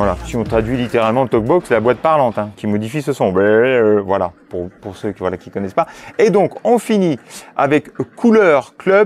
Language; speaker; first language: French; native; French